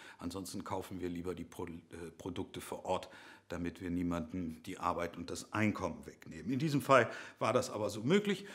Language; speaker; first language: German; native; German